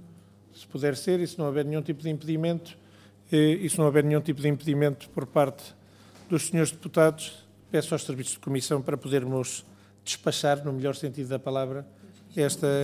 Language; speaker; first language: Portuguese; native; Portuguese